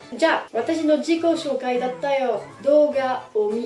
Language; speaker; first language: Japanese; non-native, learner; French